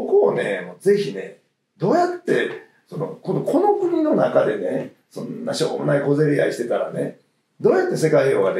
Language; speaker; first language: Japanese; native; Japanese